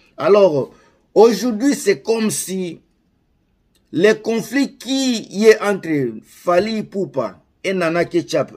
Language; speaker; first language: French; non-native, local second language; Lingala